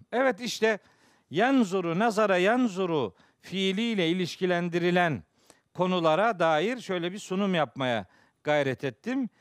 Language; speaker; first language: Turkish; native; Turkish